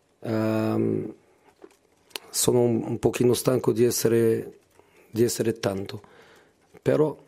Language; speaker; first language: Italian; non-native, fluent; Portuguese